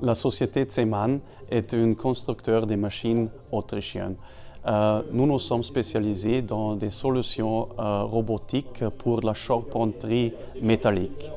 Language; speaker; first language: French; non-native, fluent; German